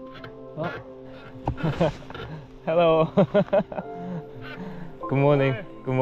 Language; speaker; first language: English; non-native, learner; Korean